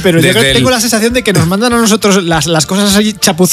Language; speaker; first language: Spanish; native; Spanish